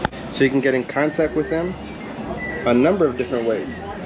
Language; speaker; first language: English; native; English